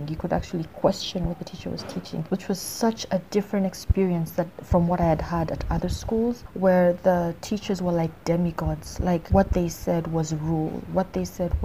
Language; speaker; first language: English; non-native, local second language; Ganda